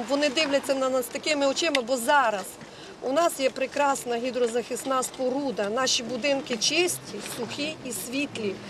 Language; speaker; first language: Ukrainian; native; Ukrainian